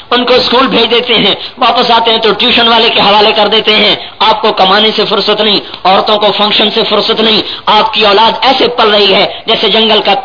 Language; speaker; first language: Urdu; non-native, local second language; Punjabi